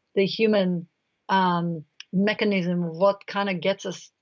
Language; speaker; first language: English; non-native, fluent; Hebrew